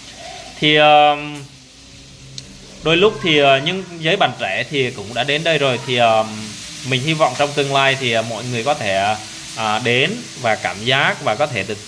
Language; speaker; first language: Vietnamese; non-native, local second language; Jarai